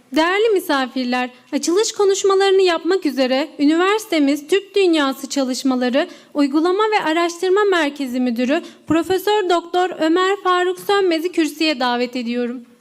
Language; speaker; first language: Turkish; native; Turkish